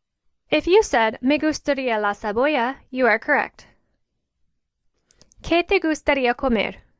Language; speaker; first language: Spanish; non-native, fluent; English